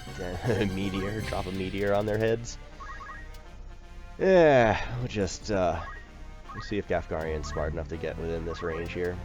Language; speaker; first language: English; native; English